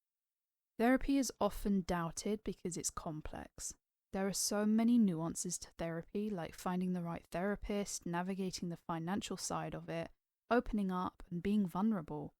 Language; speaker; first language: English; native; English